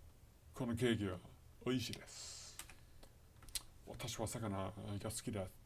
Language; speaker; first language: Japanese; non-native, learner; English